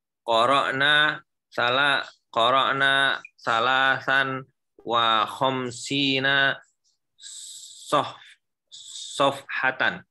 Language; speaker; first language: Arabic; non-native, learner; Indonesian